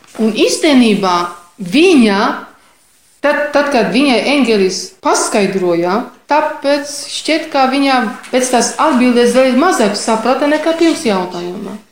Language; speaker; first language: Latvian; non-native, fluent; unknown